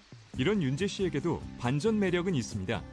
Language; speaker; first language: Korean; native; Korean